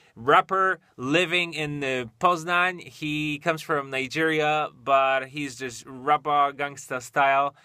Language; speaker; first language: English; non-native, fluent; Polish